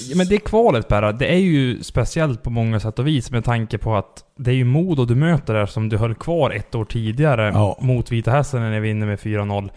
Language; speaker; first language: Swedish; native; Swedish